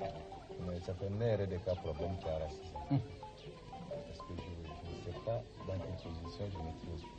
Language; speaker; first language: French; non-native, local second language; Soninke